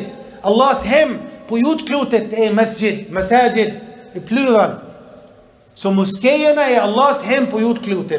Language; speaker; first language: Swedish; early bilingual, other home language; Arabic